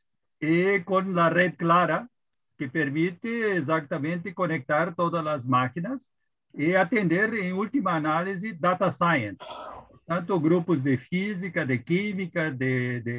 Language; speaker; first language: Spanish; non-native, fluent; Portuguese